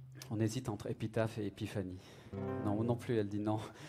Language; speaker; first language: French; non-native, local second language; English